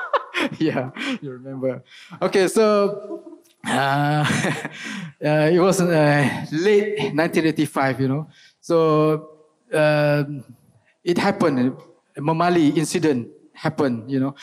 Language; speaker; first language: English; non-native, local second language; Malay